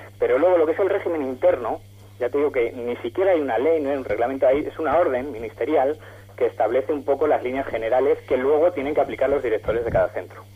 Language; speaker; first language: Spanish; native; Spanish